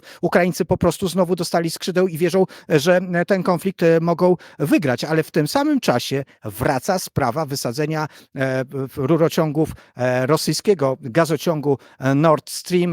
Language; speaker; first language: Polish; native; Polish